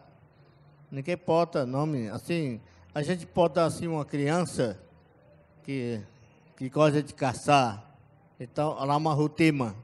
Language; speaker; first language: Portuguese; non-native, local second language; Yanomámi